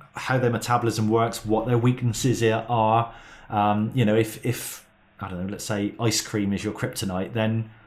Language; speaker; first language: English; native; English